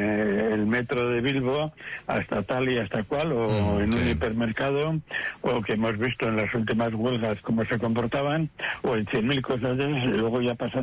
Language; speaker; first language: Spanish; native; Spanish